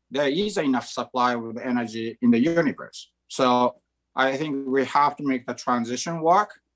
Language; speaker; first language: English; non-native, fluent; Croatian